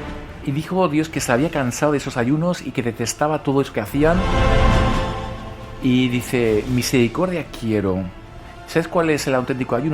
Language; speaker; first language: Spanish; native; Spanish